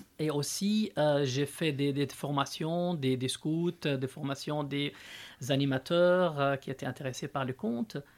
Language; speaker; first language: French; non-native, local second language; Arabic